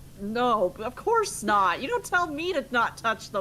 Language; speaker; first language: English; native; English